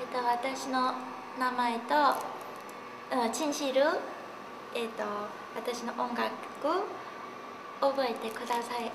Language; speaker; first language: Japanese; non-native, learner; Korean